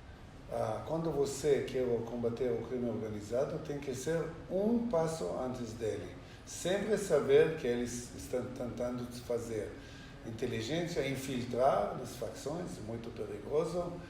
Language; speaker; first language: Portuguese; non-native, learner; Hebrew